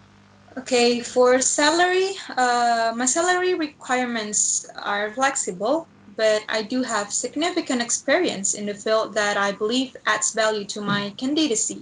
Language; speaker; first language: English; non-native, learner; Indonesian